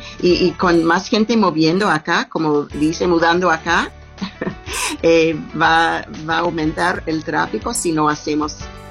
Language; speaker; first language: Spanish; non-native, fluent; English